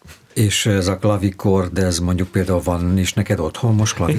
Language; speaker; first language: Hungarian; native; Hungarian